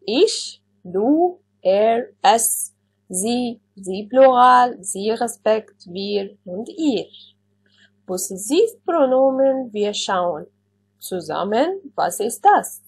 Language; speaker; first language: German; non-native, fluent; Arabic